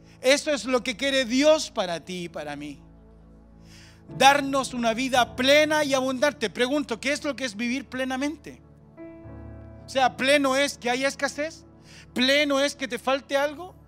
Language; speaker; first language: Spanish; native; Spanish